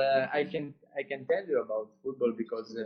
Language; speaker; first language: English; non-native, learner; Romanian